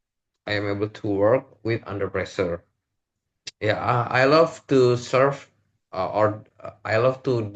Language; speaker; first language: English; non-native, learner; Indonesian